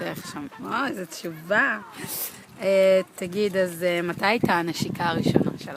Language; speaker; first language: Hebrew; native; Hebrew